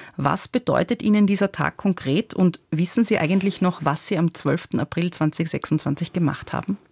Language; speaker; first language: German; native; German